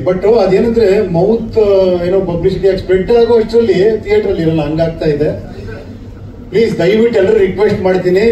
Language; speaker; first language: Kannada; native; Kannada